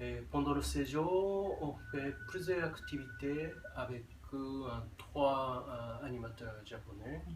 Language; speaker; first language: French; non-native, fluent; Japanese